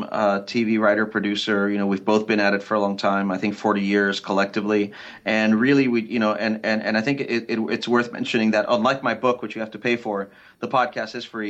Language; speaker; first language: English; early bilingual, other home language; Spanish